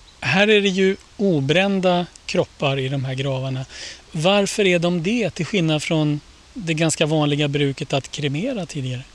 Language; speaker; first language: Swedish; native; Swedish